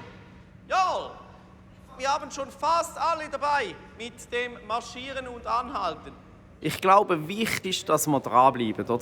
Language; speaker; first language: German; native; German